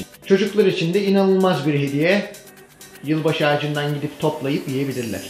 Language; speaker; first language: Turkish; native; Turkish